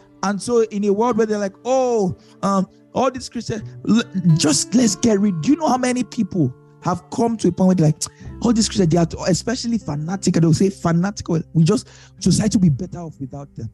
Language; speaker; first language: English; native; English